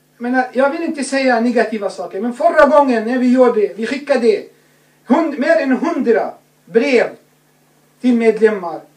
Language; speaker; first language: Swedish; non-native, fluent; Arabic